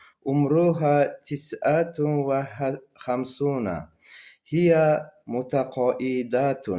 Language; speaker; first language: Arabic; non-native, learner; Uzbek